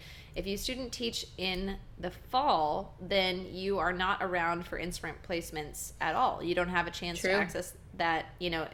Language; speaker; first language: English; native; English